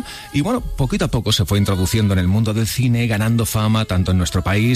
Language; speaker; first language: Spanish; native; Spanish